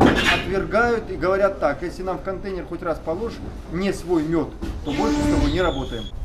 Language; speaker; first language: Russian; native; Russian